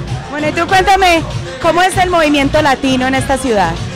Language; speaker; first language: Spanish; native; Spanish